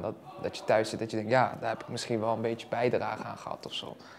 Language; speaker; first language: Dutch; native; Dutch